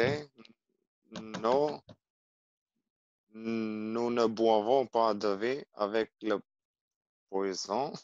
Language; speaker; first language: French; non-native, learner; Albanian